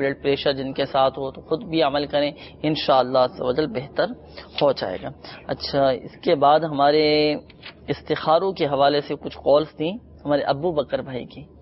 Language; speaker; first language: Urdu; native; Urdu